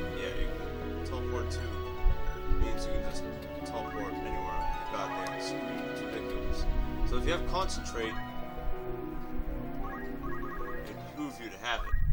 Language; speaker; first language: English; native; English